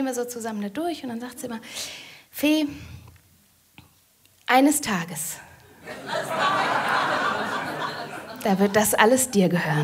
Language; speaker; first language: German; native; German